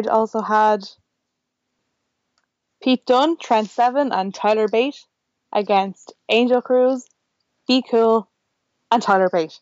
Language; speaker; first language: English; native; English